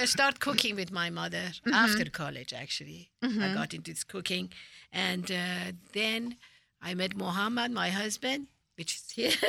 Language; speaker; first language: English; non-native, fluent; Persian